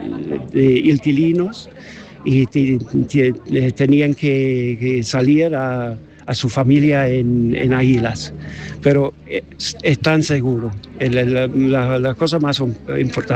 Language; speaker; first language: Spanish; non-native, fluent; English